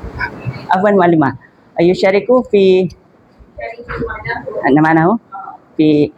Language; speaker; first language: Arabic; non-native, learner; Indonesian